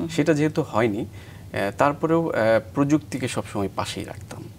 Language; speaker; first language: Bangla; native; Bangla